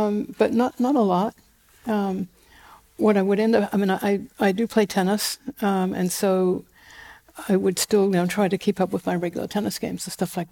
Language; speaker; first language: English; native; English